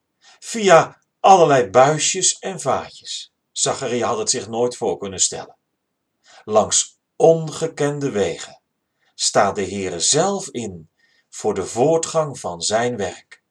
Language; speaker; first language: Dutch; native; Dutch